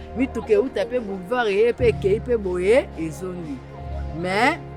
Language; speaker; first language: Lingala; native; Lingala